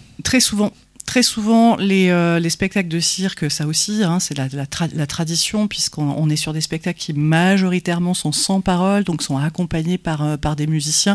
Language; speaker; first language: French; native; French